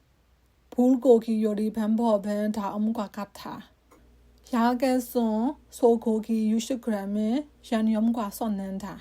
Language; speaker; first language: Korean; non-native, learner; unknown